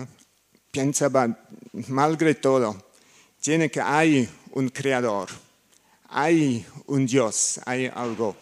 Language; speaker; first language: Spanish; non-native, learner; German